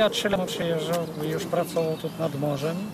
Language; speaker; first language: Polish; non-native, learner; Russian